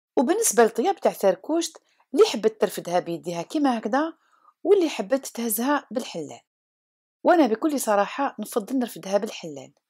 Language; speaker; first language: Arabic; non-native, local second language; Kabyle